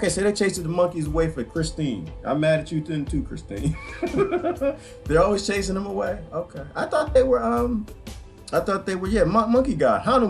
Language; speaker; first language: English; native; English